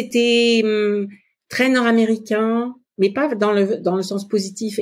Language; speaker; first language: French; native; French